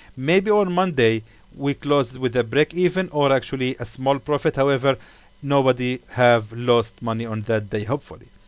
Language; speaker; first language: English; non-native, fluent; Arabic